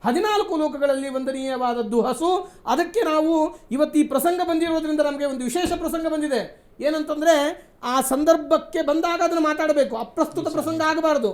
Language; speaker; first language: Kannada; native; Kannada